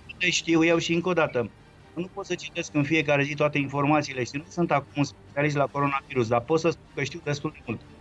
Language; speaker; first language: Romanian; native; Romanian